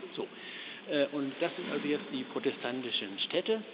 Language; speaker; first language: German; native; German